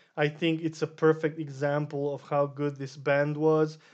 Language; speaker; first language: English; non-native, fluent; Serbian